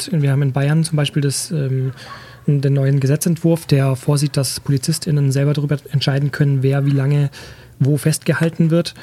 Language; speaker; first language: German; native; German